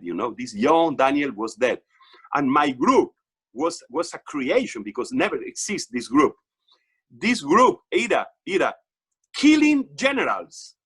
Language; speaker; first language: English; non-native, learner; Portuguese